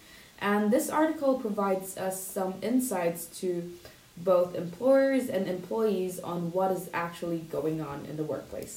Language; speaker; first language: English; non-native, local second language; Cantonese